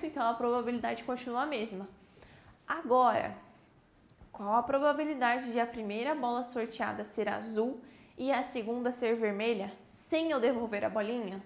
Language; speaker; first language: Portuguese; native; Portuguese